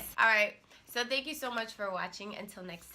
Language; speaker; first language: English; native; English